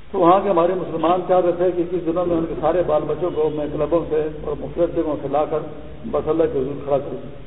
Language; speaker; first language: Urdu; non-native, local second language; Pashto